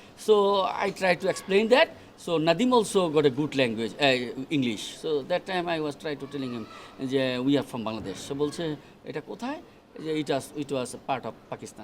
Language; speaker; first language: English; non-native, local second language; Bangla